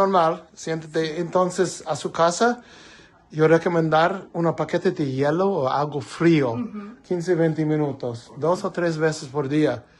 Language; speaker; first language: Spanish; non-native, learner; English